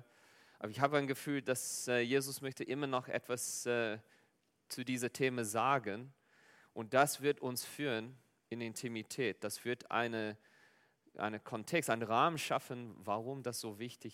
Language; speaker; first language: German; non-native, fluent; Afrikaans